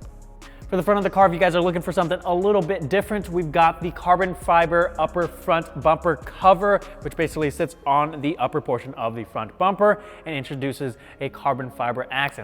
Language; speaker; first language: English; native; English